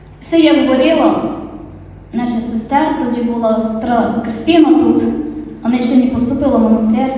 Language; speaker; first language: Ukrainian; non-native, learner; Polish